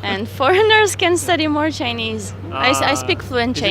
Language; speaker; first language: English; non-native, fluent; Hebrew